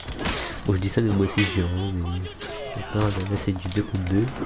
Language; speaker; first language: French; native; French